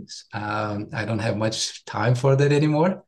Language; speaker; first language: English; non-native, fluent; Turkish